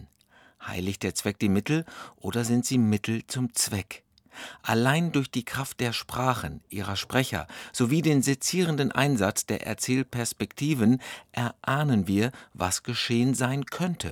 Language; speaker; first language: German; native; German